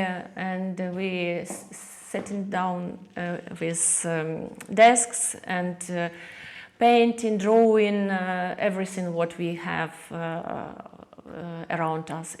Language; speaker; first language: English; non-native, learner; Russian